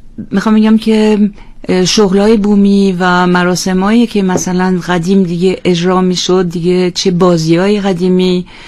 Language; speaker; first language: Persian; non-native, fluent; French